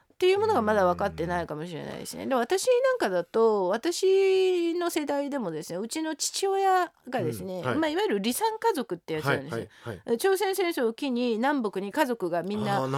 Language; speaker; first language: Japanese; non-native, fluent; Korean